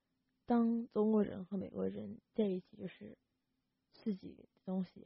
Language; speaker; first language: Chinese; early bilingual, heritage; Chinese